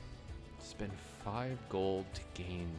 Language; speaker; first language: English; native; English